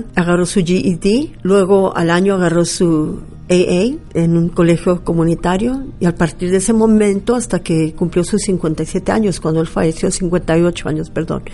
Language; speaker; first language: Spanish; early bilingual, heritage; Spanish